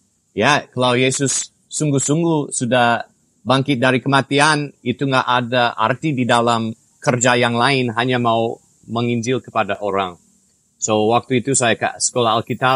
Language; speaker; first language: Indonesian; non-native, fluent; English